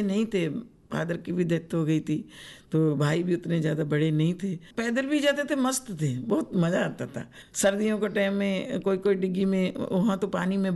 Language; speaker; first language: Hindi; native; Hindi